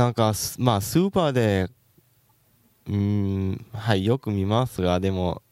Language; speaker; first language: Japanese; non-native, fluent; English